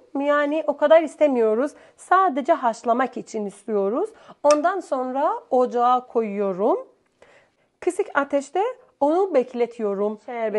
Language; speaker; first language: Turkish; non-native, fluent; Persian